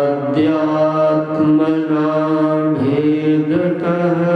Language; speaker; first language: Hindi; native; Hindi